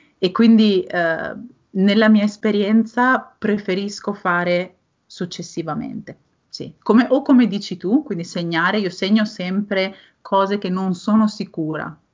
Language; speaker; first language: Italian; native; Italian